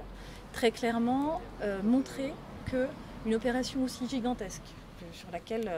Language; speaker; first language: French; native; French